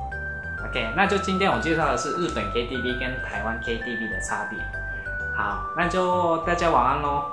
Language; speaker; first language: Chinese; non-native, fluent; Japanese